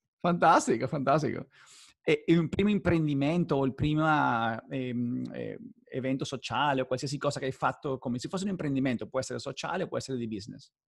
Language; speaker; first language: Italian; non-native, fluent; Spanish